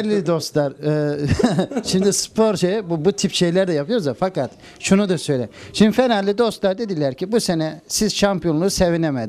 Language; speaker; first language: Turkish; native; Turkish